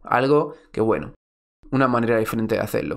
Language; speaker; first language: Spanish; native; Spanish